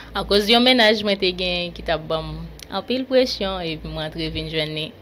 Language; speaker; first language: Haitian Creole; native; Haitian Creole